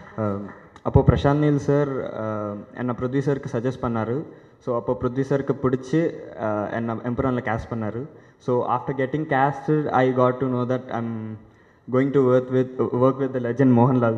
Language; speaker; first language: Tamil; non-native, learner; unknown